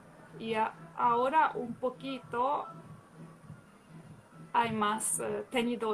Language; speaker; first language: Spanish; non-native, fluent; Hungarian